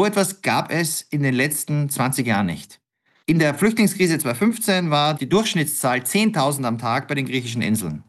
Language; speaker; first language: German; native; German